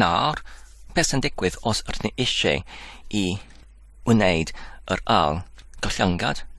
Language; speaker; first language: Welsh; non-native, learner; Polish